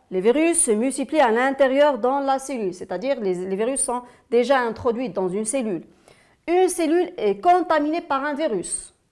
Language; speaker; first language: French; non-native, local second language; Arabic